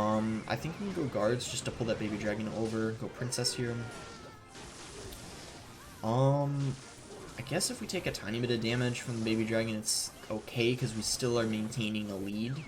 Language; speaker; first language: English; native; English